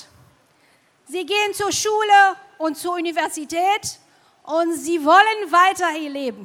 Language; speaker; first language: German; non-native, fluent; Arabic